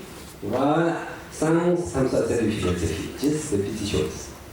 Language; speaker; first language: French; non-native, learner; Tibetan